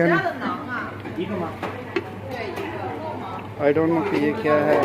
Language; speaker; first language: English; non-native, learner; Urdu